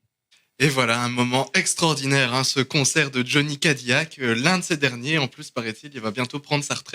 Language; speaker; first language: French; native; French